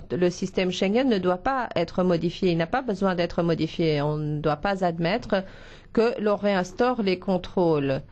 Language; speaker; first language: French; non-native, fluent; Slovenian